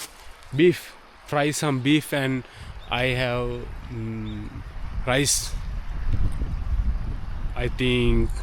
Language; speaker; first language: English; non-native, learner; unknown